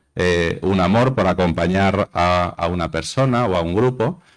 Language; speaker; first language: Spanish; native; Spanish